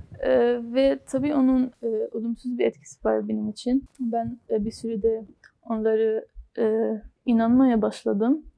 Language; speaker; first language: Turkish; non-native, learner; Arabic